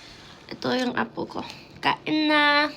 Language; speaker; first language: Filipino; early bilingual, heritage; Filipino